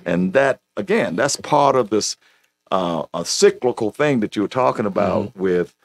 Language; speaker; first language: English; native; English